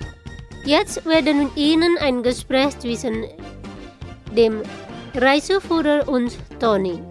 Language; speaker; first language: German; non-native, fluent; Indonesian